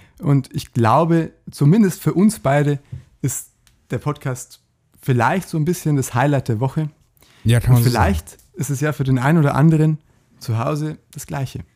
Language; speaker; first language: German; native; German